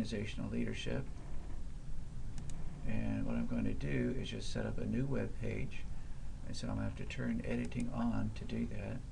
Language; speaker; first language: English; native; English